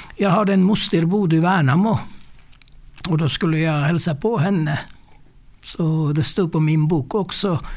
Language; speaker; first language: Swedish; non-native, fluent; Turkish